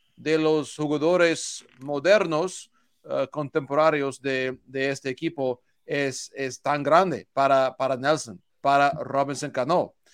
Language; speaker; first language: Spanish; non-native, learner; English